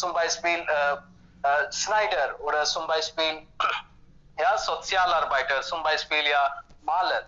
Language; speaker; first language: German; non-native, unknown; Hindi